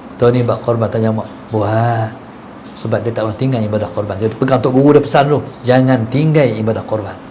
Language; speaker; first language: Malay; native; Malay